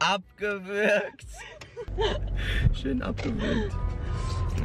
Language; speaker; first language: German; native; German